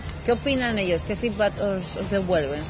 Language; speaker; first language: Spanish; native; Spanish